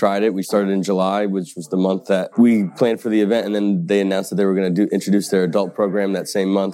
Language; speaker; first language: English; native; English